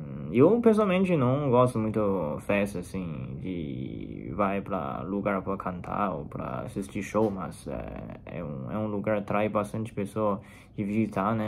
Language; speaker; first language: Portuguese; non-native, fluent; Chinese